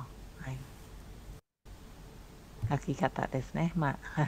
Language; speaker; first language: Japanese; non-native, fluent; Khmer